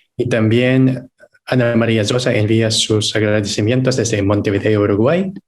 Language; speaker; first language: Spanish; non-native, fluent; Filipino